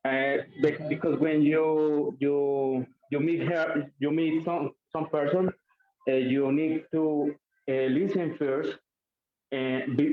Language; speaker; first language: English; non-native, learner; Spanish